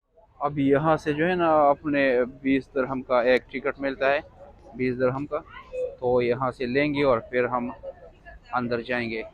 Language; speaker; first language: Hindi; non-native, local second language; Punjabi